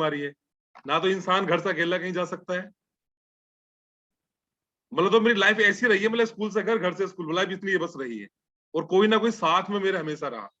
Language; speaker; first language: Hindi; native; Hindi